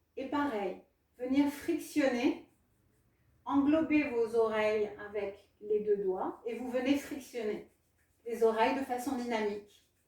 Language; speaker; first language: French; non-native, fluent; Spanish